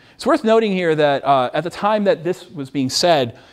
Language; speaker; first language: English; native; English